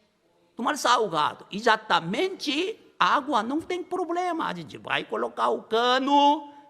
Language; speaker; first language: Portuguese; non-native, learner; Korean